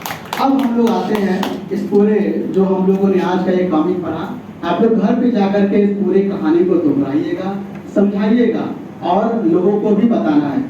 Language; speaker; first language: Hindi; native; Hindi